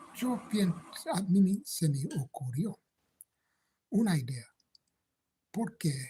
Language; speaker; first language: Spanish; non-native, fluent; English